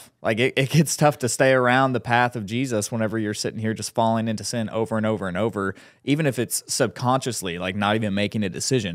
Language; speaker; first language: English; native; English